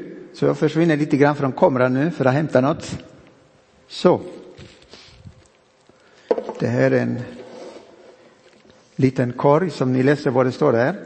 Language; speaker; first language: Swedish; non-native, fluent; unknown